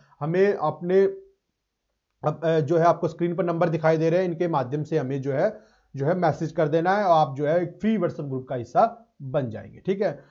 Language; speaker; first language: Hindi; non-native, local second language; Punjabi